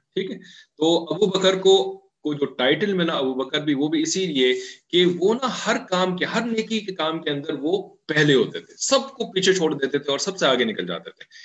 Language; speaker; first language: Urdu; native; Urdu